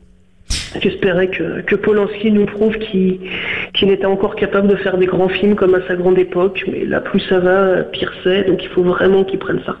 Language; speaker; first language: French; native; French